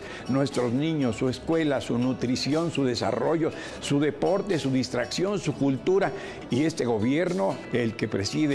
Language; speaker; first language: Spanish; native; Spanish